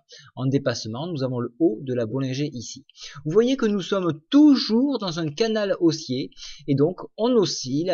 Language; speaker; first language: French; native; French